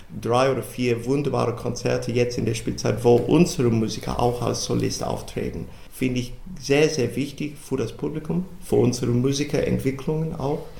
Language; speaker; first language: German; non-native, fluent; English